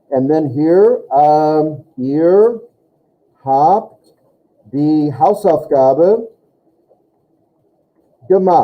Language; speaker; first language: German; non-native, fluent; English